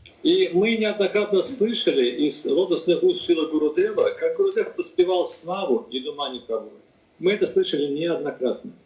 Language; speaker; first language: Russian; native; Russian